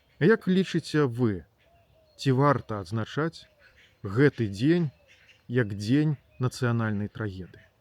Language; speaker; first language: Belarusian; native; Belarusian